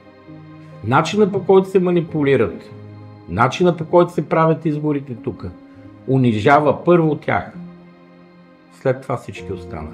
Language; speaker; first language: Bulgarian; native; Bulgarian